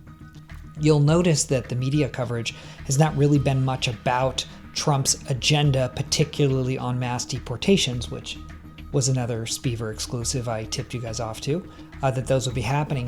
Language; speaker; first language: English; native; English